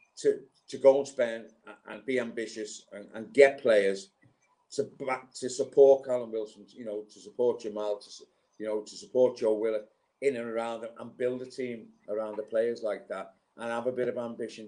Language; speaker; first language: English; native; English